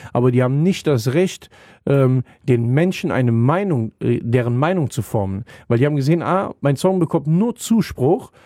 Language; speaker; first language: German; native; German